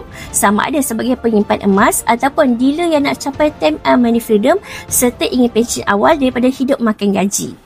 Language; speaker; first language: Malay; native; Malay